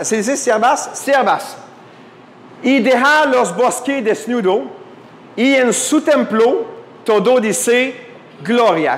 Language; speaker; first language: Spanish; non-native, fluent; French